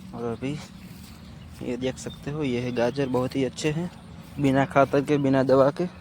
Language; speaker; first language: Hindi; non-native, local second language; Gujarati